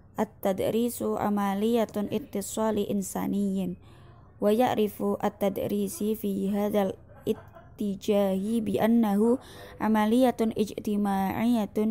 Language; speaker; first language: Arabic; non-native, learner; Indonesian